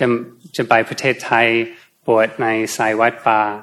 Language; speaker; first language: Thai; non-native, fluent; English